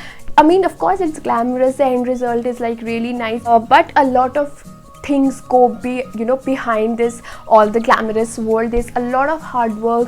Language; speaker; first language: English; non-native, local second language; Hindi